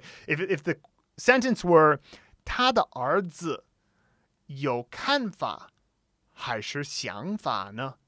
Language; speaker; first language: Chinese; non-native, fluent; English